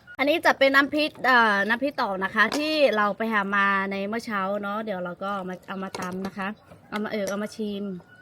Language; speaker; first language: Thai; non-native, local second language; Lahu